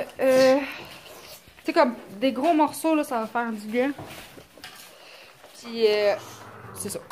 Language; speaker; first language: French; native; French